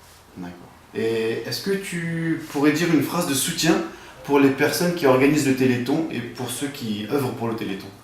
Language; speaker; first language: French; native; French